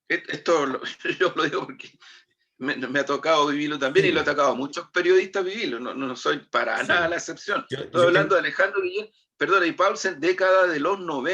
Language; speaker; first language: Spanish; native; Spanish